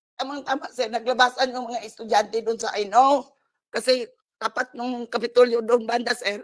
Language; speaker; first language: Filipino; non-native, local second language; Cebuano